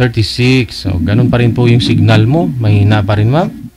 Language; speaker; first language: Filipino; native; Filipino